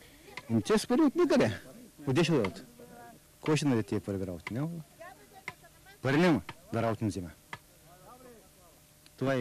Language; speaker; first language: Bulgarian; non-native, local second language; Turkish